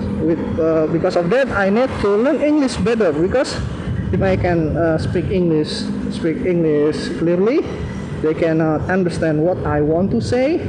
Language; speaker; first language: English; non-native, learner; Indonesian